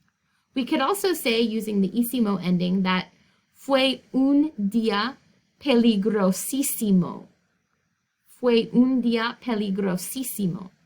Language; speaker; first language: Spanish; non-native, fluent; English